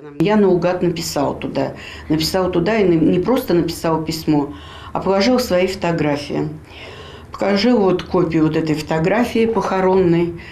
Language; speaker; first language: Russian; native; Russian